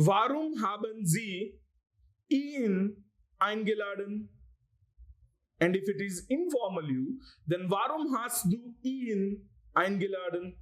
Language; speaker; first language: German; non-native, learner; Gujarati